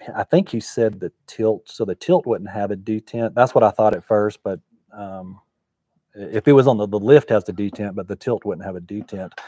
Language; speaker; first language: English; native; English